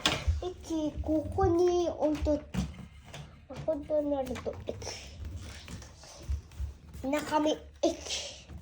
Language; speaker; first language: Japanese; early bilingual, other home language; Filipino